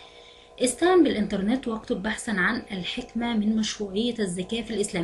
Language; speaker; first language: Arabic; native; Arabic